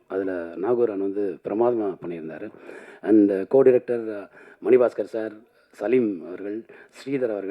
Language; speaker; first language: Tamil; native; Tamil